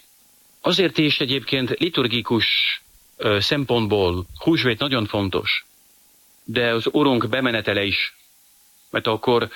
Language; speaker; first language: Hungarian; non-native, fluent; French